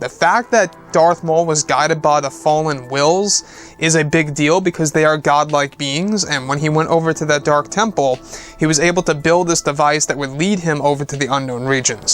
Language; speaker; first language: English; native; English